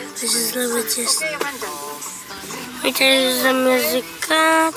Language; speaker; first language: Polish; early bilingual, heritage; Polish